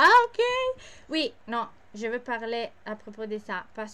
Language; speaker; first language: French; non-native, learner; English